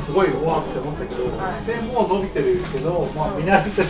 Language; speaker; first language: Japanese; native; Japanese